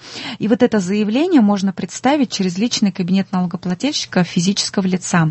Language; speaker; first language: Russian; native; Russian